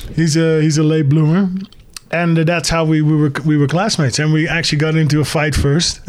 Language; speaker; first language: English; early bilingual, other home language; Dutch